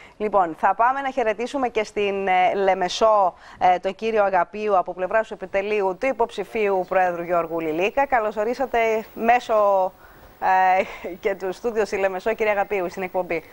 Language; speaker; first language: Greek; native; Greek